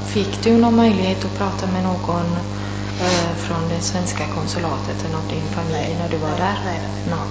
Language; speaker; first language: Swedish; non-native, fluent; Italian